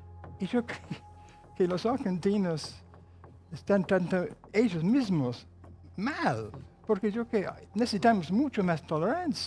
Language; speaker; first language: Spanish; non-native, fluent; English